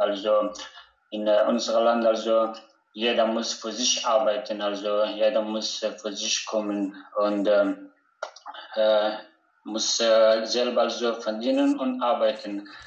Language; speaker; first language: German; non-native, learner; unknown